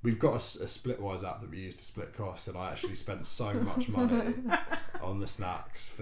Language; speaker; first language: English; native; English